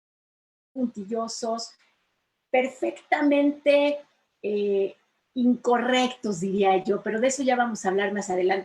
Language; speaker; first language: Spanish; native; Spanish